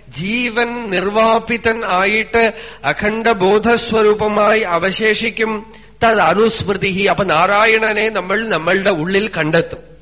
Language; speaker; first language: Malayalam; non-native, local second language; Tamil